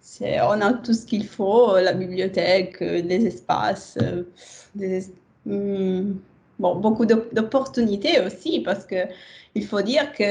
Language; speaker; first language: French; non-native, fluent; Italian